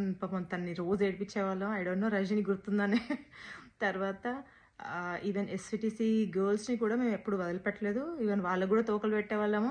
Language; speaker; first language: Telugu; native; Telugu